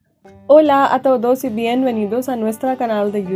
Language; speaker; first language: Spanish; non-native, learner; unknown